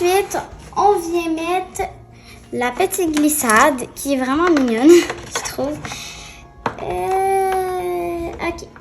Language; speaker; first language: French; native; French